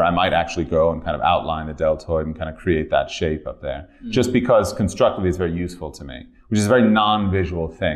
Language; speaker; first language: English; native; English